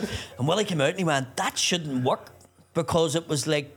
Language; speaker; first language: English; native; English